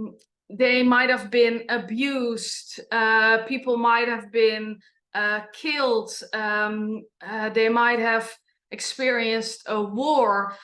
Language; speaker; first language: English; non-native, fluent; Dutch